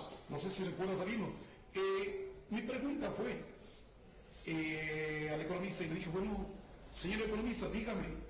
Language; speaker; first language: Spanish; native; Spanish